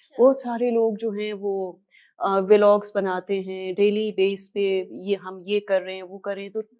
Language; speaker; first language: Urdu; native; Urdu